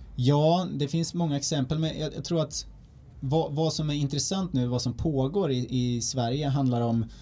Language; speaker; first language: Swedish; native; Swedish